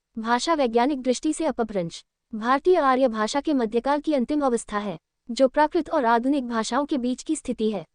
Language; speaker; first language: Hindi; native; Hindi